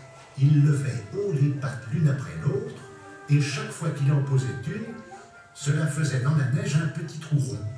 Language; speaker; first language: French; native; French